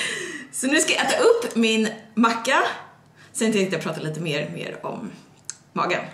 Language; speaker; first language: Swedish; native; Swedish